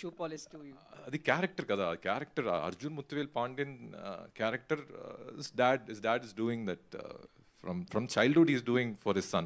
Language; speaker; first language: Telugu; non-native, learner; Tamil